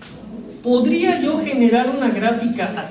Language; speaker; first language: Spanish; native; Spanish